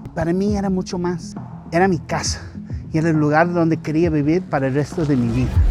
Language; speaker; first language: Spanish; non-native, fluent; English